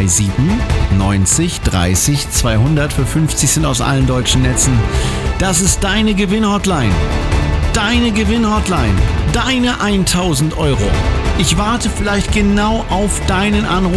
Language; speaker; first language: German; native; German